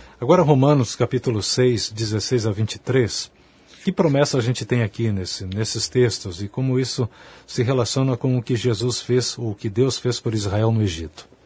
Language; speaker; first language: Portuguese; native; Portuguese